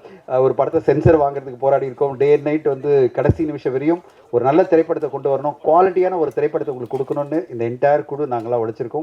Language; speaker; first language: Tamil; native; Tamil